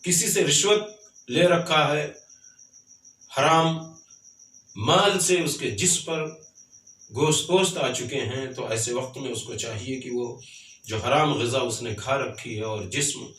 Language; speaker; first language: Urdu; native; Urdu